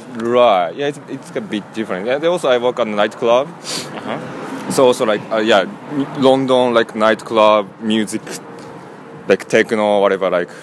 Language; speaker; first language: English; non-native, learner; Japanese